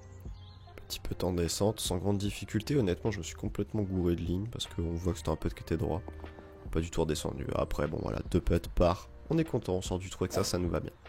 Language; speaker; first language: French; native; French